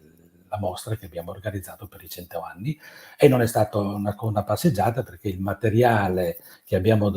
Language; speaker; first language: Italian; native; Italian